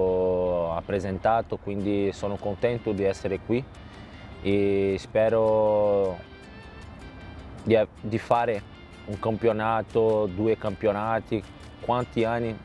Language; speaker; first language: Italian; non-native, fluent; Portuguese